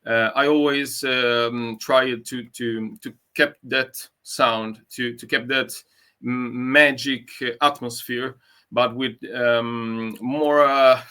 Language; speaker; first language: English; non-native, learner; Italian